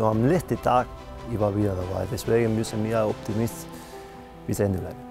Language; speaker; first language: German; non-native, fluent; Spanish